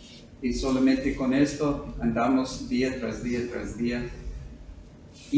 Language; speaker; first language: Spanish; non-native, fluent; English